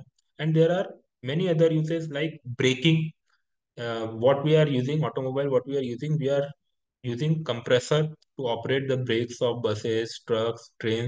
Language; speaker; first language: English; non-native, local second language; Hindi